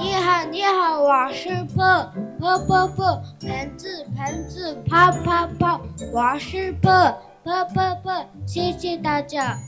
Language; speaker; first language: Chinese; non-native, learner; Mongolian